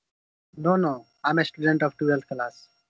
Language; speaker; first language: English; non-native, learner; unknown